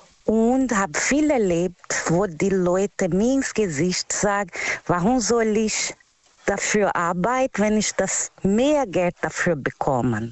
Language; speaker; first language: German; non-native, fluent; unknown